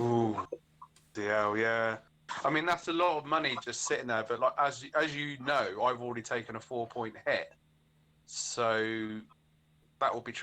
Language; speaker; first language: English; native; English